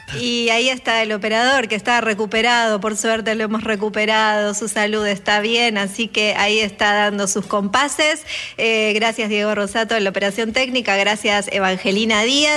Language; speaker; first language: Spanish; native; Spanish